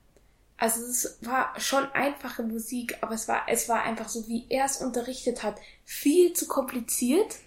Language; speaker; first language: German; native; German